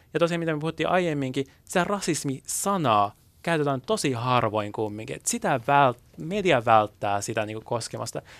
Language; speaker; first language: Finnish; early bilingual, other home language; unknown